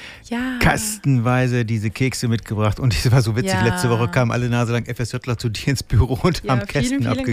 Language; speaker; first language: German; native; German